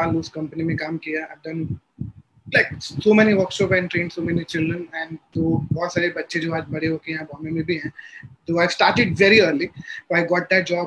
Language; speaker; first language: English; non-native, local second language; Hindi